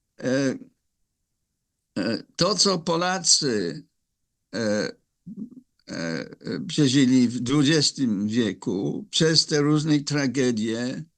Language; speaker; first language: Polish; non-native, fluent; English